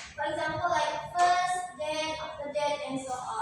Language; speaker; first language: English; non-native, learner; Indonesian